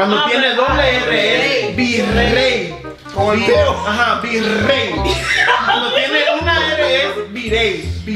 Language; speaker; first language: Spanish; early bilingual, heritage; Spanish